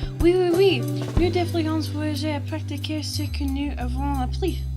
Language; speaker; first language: French; non-native, learner; English